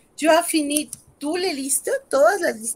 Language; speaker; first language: Spanish; native; Spanish